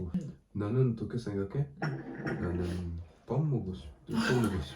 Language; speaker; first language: Korean; non-native, learner; French